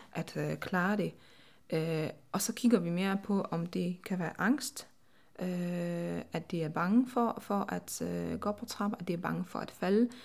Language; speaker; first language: Danish; non-native, fluent; Polish